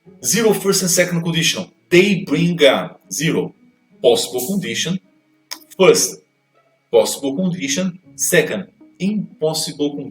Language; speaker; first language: English; non-native, fluent; Portuguese